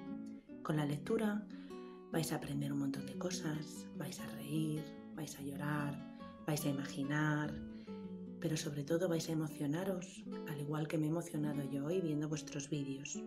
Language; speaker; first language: Spanish; native; Spanish